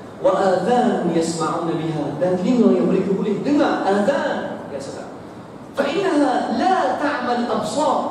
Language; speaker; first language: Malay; non-native, fluent; Arabic